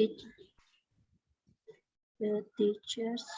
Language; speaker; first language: English; non-native, learner; Indonesian